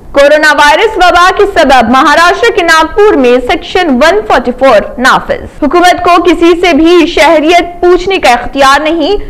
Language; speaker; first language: Urdu; native; Urdu